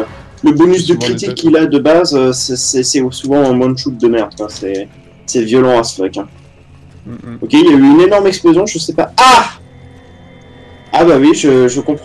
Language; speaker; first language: French; native; French